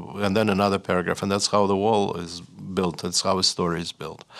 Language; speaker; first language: English; non-native, fluent; Russian